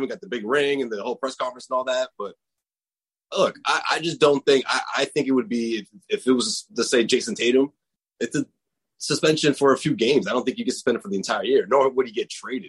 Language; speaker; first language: English; native; English